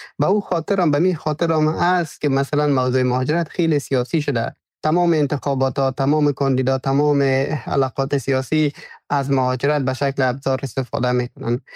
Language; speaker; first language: Persian; native; Persian